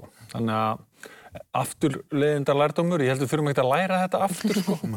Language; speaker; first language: Icelandic; native; Icelandic